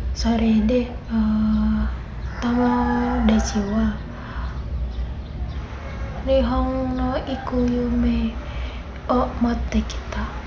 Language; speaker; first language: Japanese; non-native, learner; Indonesian